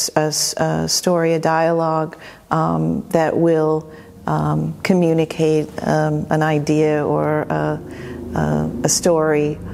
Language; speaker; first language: English; native; English